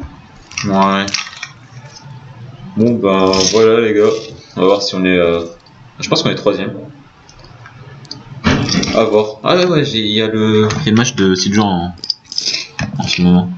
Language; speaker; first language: French; native; French